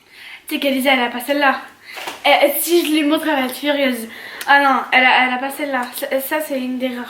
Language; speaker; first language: French; native; French